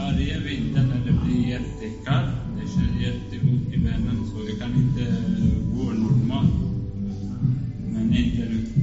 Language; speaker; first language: Swedish; non-native, learner; Arabic